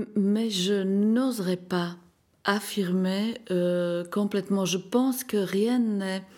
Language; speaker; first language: French; non-native, fluent; Slovak